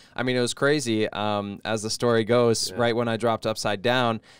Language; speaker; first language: English; native; English